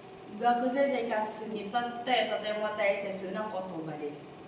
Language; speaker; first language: Japanese; non-native, learner; Indonesian